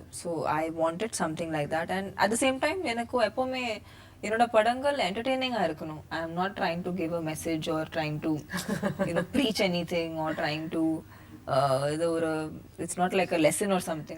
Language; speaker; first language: Tamil; non-native, fluent; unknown